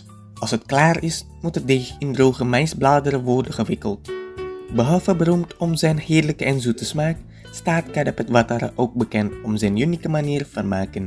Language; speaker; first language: Dutch; non-native, fluent; Indonesian